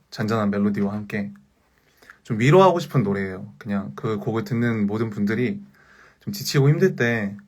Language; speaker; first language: Korean; native; Korean